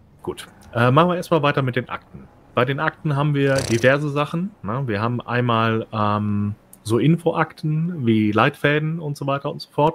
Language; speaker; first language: German; native; German